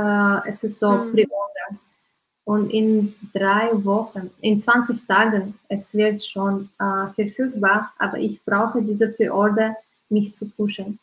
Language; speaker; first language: German; non-native, learner; Russian